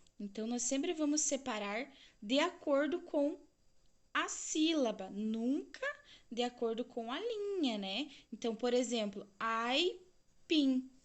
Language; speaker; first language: Portuguese; native; Portuguese